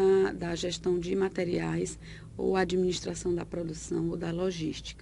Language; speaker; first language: Portuguese; native; Portuguese